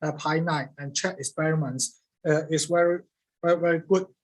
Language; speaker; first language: English; non-native, learner; Cantonese